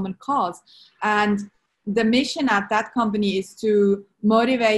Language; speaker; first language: English; non-native, fluent; Swiss German